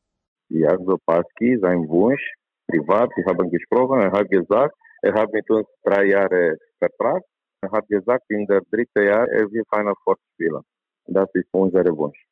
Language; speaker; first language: German; non-native, learner; Romanian